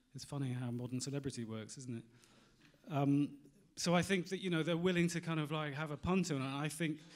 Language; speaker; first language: English; native; English